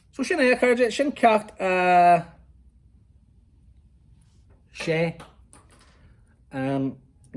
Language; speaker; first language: Irish; non-native, local second language; English